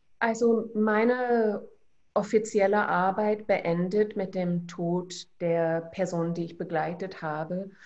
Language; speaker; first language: German; non-native, fluent; English